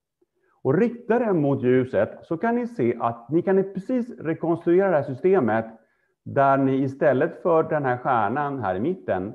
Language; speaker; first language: Swedish; native; Swedish